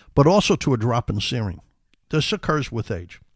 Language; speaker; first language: English; native; English